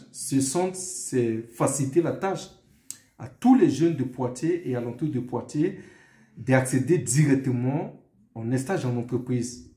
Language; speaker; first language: French; non-native, local second language; Sango